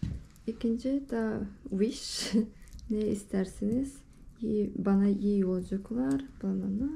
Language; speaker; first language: Turkish; non-native, learner; Yakut